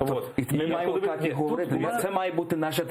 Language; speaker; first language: Ukrainian; early bilingual, heritage; English